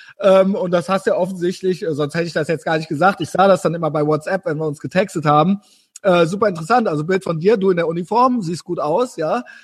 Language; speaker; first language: German; native; German